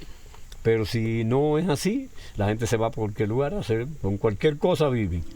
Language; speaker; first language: Spanish; native; Spanish